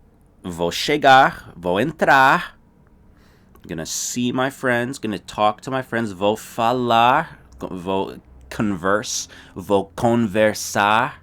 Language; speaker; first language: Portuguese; non-native, fluent; English